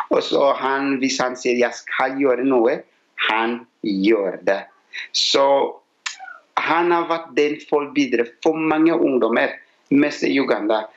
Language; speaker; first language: Norwegian; non-native, learner; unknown